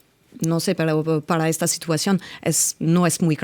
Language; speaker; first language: Spanish; non-native, fluent; French